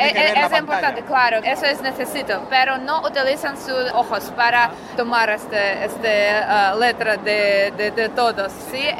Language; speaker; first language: Spanish; non-native, learner; Russian